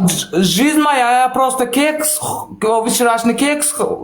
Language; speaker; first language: Russian; non-native, learner; Turkmen